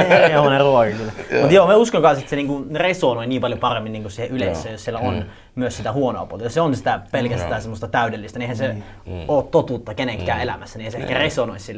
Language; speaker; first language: Finnish; native; Finnish